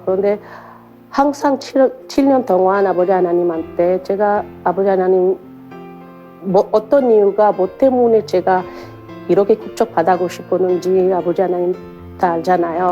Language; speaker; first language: Korean; non-native, learner; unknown